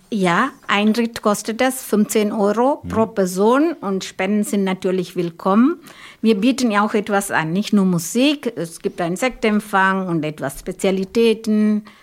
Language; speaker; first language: German; non-native, fluent; Malayalam